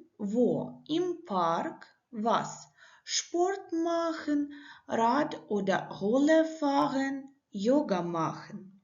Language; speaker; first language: German; non-native, fluent; Ukrainian